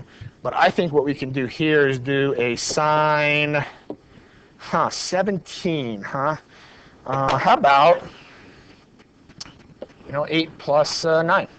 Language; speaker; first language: English; native; English